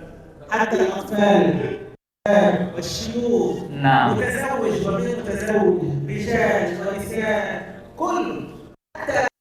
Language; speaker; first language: Arabic; native; Arabic